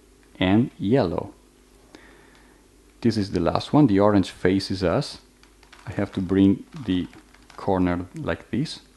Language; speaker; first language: English; non-native, fluent; Italian